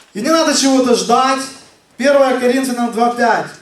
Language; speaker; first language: Ukrainian; non-native, local second language; Russian